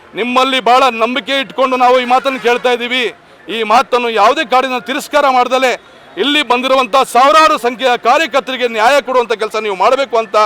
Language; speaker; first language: Kannada; native; Kannada